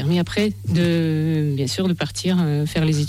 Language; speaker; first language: French; non-native, fluent; Russian